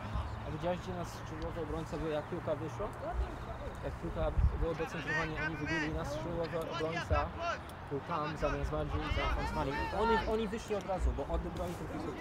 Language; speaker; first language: Polish; early bilingual, heritage; Polish